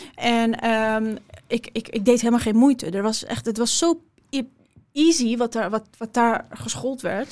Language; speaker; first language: Dutch; early bilingual, other home language; Persian